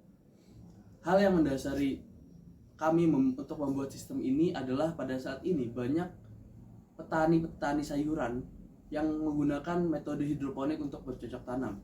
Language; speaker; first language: Indonesian; non-native, local second language; Javanese